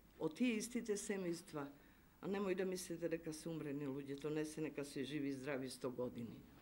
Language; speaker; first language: Macedonian; early bilingual, heritage; Macedonian